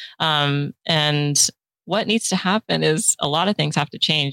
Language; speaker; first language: English; early bilingual, other home language; Chinese